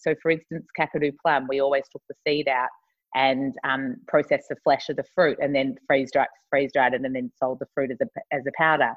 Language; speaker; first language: English; native; English